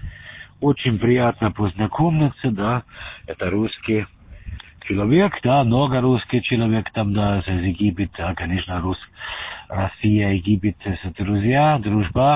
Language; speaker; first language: Russian; non-native, learner; German